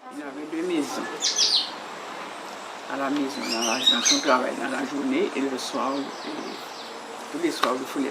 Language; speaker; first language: French; non-native, local second language; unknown